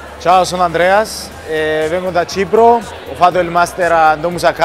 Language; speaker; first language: Italian; non-native, fluent; Greek